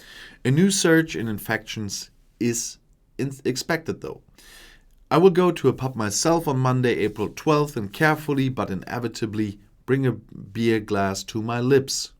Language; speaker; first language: English; non-native, fluent; German